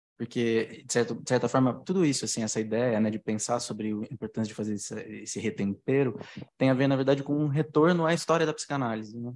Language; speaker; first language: Portuguese; native; Portuguese